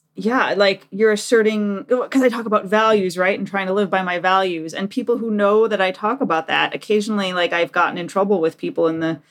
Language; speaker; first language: English; native; English